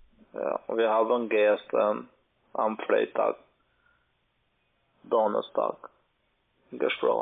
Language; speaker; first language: German; non-native, learner; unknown